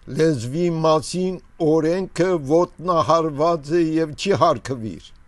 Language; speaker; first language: Armenian; early bilingual, heritage; Armenian